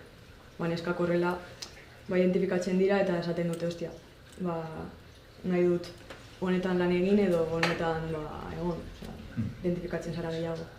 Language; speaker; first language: Basque; non-native, local second language; Spanish